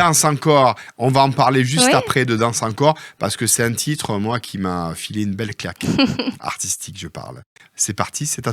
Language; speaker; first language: French; native; French